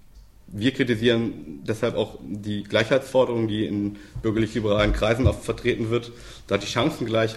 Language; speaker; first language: German; native; German